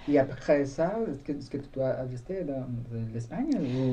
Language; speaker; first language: French; non-native, learner; Spanish